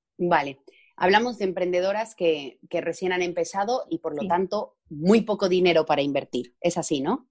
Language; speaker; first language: Spanish; native; Spanish